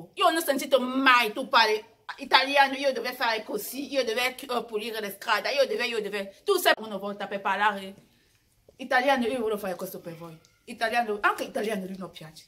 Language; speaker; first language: Italian; non-native, learner; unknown